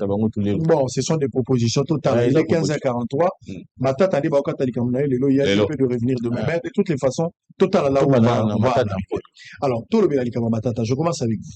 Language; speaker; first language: French; non-native, local second language; Lingala